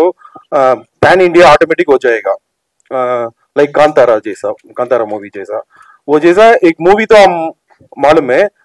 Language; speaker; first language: Hindi; non-native, local second language; Telugu